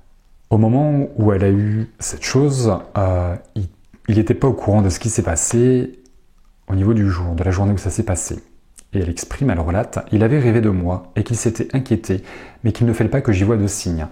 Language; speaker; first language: French; native; French